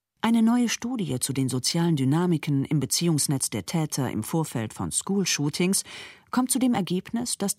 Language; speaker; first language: German; native; German